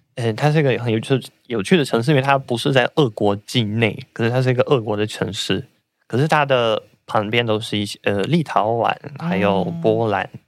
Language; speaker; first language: Chinese; non-native, fluent; Russian